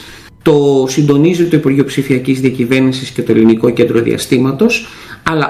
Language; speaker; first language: Greek; native; Greek